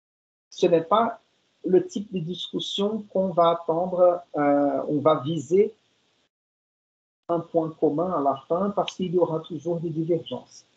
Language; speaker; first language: French; non-native, fluent; Portuguese